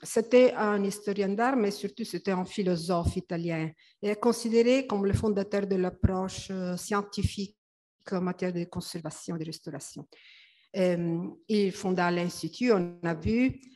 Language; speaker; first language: French; non-native, fluent; Italian